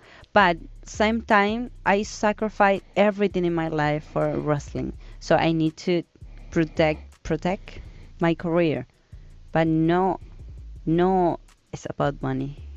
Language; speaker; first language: English; non-native, learner; Spanish